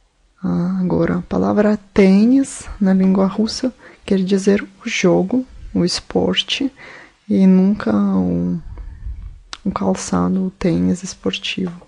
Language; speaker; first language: Portuguese; non-native, fluent; Russian